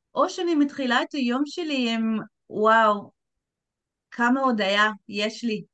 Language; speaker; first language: Hebrew; non-native, fluent; English